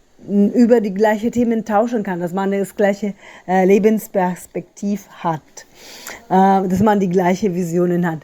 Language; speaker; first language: German; non-native, fluent; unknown